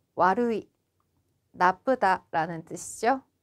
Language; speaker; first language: Korean; native; Korean